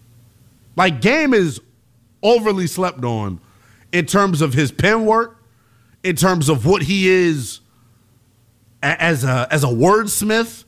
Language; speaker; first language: English; native; English